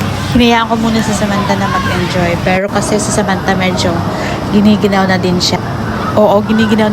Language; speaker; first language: Filipino; native; Filipino